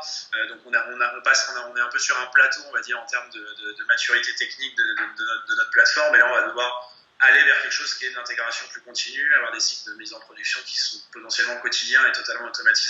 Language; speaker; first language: French; native; French